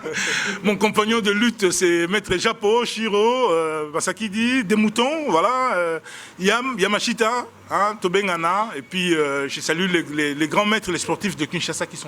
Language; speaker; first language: French; non-native, local second language; Lingala